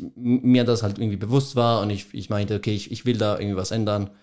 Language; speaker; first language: German; non-native, fluent; Spanish